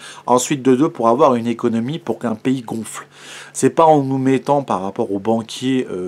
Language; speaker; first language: French; native; French